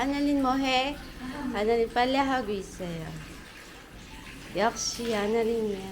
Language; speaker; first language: Korean; non-native, fluent; Filipino